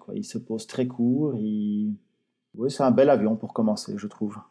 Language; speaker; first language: French; native; French